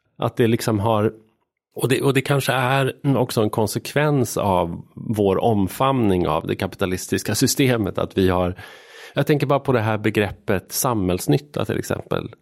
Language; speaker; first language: Swedish; native; Swedish